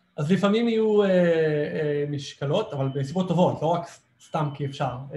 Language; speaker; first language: Hebrew; native; Hebrew